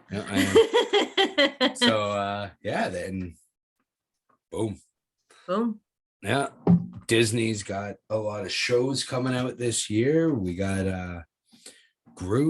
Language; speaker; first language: English; native; English